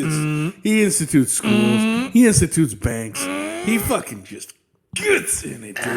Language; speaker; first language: English; native; English